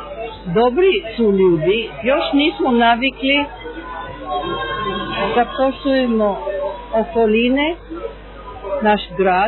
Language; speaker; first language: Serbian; early bilingual, heritage; Serbian